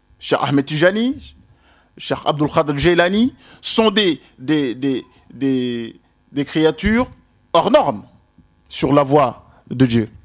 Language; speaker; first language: French; non-native, local second language; Wolof